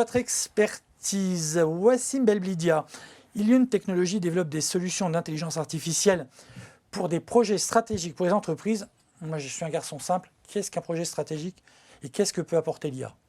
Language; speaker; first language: French; native; French